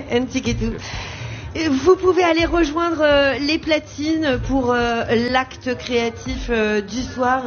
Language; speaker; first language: French; native; French